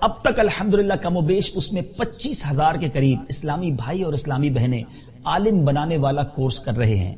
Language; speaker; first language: Urdu; native; Urdu